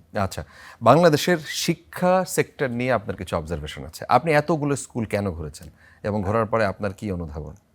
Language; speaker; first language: Bangla; native; Bangla